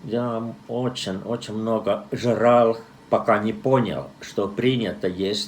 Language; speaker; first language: Russian; non-native, fluent; Finnish